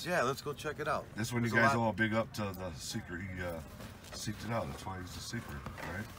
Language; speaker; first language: English; native; English